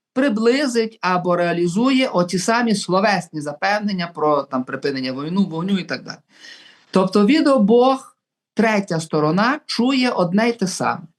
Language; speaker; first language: Ukrainian; native; Ukrainian